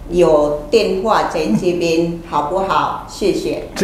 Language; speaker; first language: Chinese; non-native, learner; Indonesian